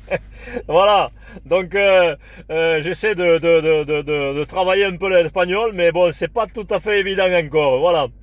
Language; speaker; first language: French; native; French